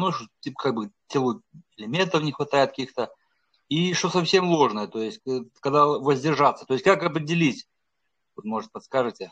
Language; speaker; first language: Russian; native; Russian